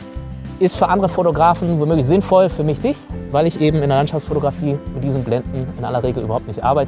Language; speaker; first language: German; native; German